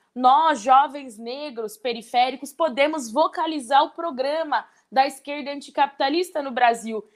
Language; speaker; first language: Portuguese; native; Portuguese